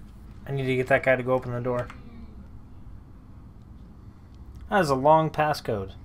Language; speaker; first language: English; native; English